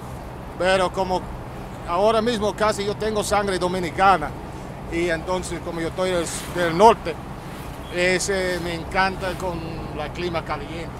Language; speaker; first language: Spanish; non-native, learner; English